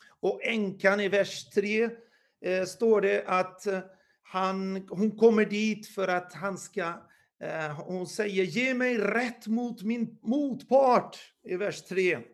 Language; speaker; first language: Swedish; non-native, fluent; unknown